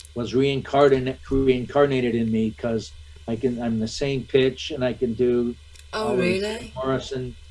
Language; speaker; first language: English; native; English